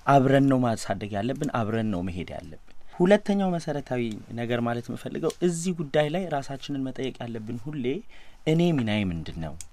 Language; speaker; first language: Amharic; native; Amharic